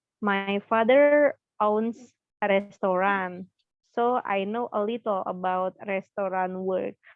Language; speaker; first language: English; non-native, fluent; Indonesian